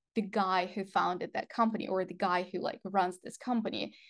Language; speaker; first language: English; non-native, fluent; Russian